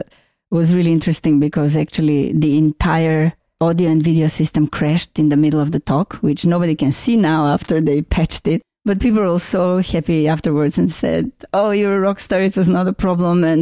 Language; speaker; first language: English; non-native, fluent; Macedonian